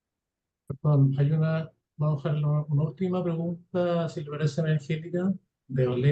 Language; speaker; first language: Spanish; native; Spanish